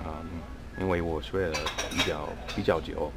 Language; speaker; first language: Chinese; non-native, fluent; English